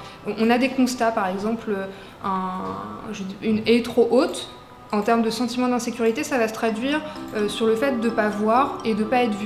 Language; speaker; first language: French; native; French